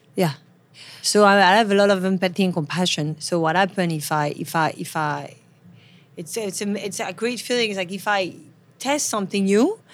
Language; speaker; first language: English; non-native, fluent; French